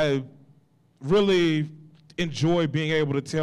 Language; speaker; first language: English; native; English